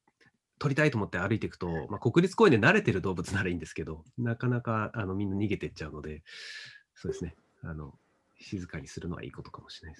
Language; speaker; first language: Japanese; native; Japanese